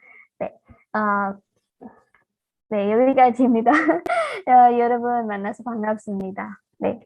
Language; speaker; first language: Korean; non-native, learner; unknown